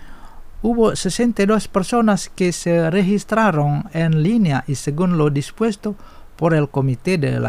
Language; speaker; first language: Spanish; non-native, fluent; Indonesian